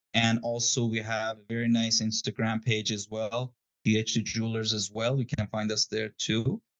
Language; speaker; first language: English; non-native, fluent; Persian